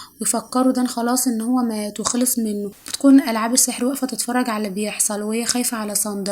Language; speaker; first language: Arabic; native; Arabic